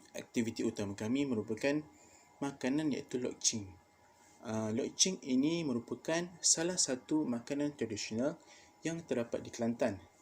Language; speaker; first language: Malay; native; Malay